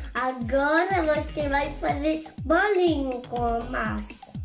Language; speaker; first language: Portuguese; early bilingual, other home language; French